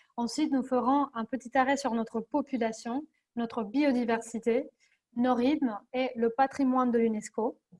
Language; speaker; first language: French; non-native, fluent; Spanish